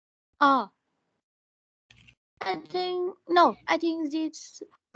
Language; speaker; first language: English; non-native, learner; Vietnamese